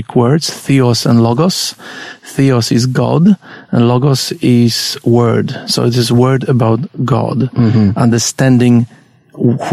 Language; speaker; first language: English; non-native, fluent; Polish